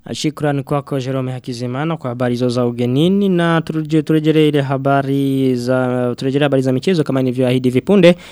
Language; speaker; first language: Swahili; non-native, local second language; Rundi